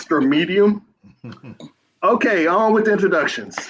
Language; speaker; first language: English; native; English